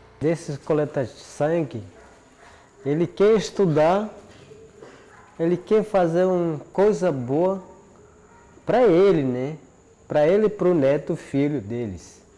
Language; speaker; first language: Portuguese; non-native, local second language; Yanomámi